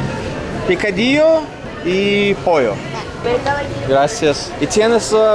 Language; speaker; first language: Spanish; non-native, learner; Russian